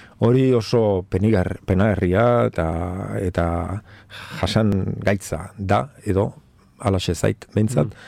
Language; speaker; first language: Basque; non-native, local second language; Spanish